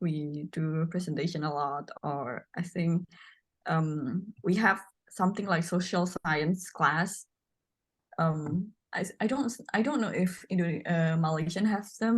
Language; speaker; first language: English; non-native, learner; Indonesian